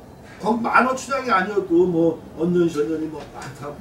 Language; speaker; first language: Korean; native; Korean